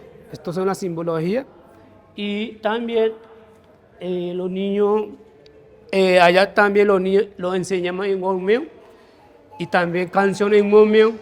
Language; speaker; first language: Spanish; non-native, local second language; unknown